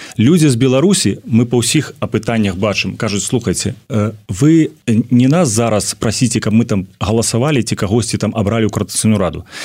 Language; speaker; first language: Belarusian; native; Belarusian